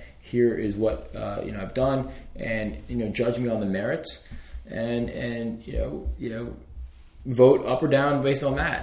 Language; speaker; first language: English; native; English